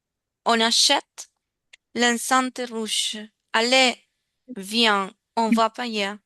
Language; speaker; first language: French; non-native, learner; Spanish